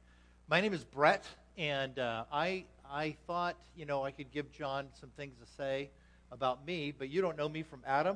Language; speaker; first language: English; native; English